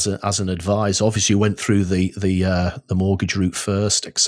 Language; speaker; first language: English; native; English